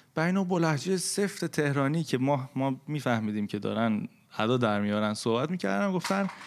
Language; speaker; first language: Persian; native; Persian